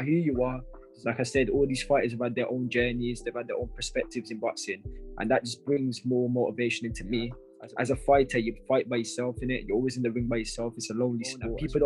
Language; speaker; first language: English; native; English